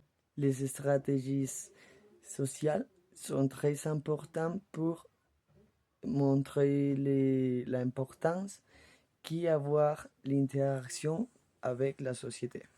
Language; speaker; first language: French; non-native, learner; Spanish